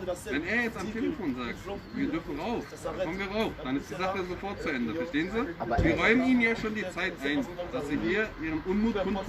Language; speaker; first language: German; native; German